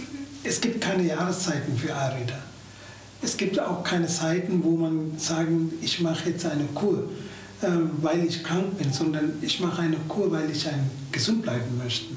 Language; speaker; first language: German; non-native, fluent; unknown